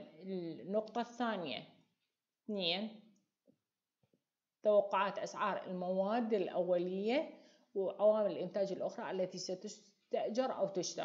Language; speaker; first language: Arabic; native; Arabic